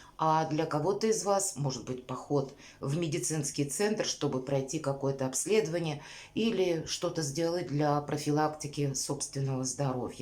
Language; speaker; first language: Russian; native; Russian